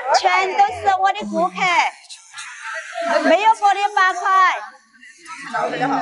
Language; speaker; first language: Chinese; native; Chinese